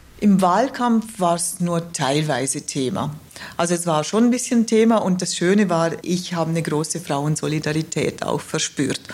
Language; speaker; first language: German; native; German